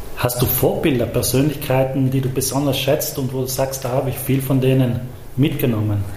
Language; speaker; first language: German; native; German